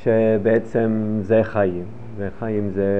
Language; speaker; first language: Hebrew; non-native, fluent; English